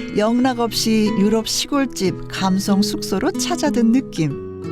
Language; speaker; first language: Korean; native; Korean